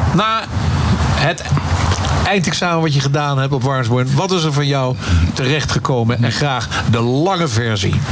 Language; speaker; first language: Dutch; native; Dutch